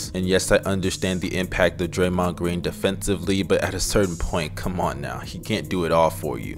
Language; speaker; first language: English; native; English